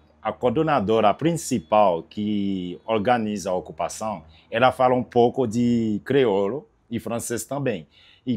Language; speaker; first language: Portuguese; non-native, learner; Haitian Creole